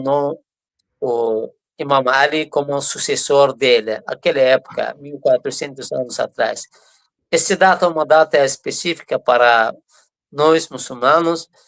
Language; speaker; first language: Portuguese; non-native, fluent; Persian